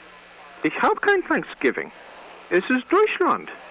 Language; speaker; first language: German; non-native, learner; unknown